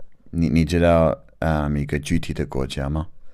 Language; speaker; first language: Chinese; non-native, learner; English